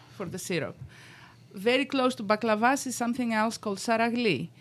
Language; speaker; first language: English; non-native, fluent; Greek